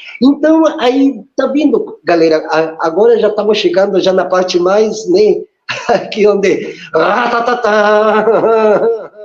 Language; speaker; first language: Portuguese; non-native, fluent; Spanish